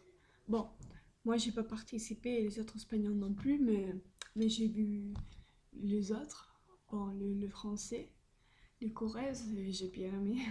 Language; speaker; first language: French; non-native, learner; Spanish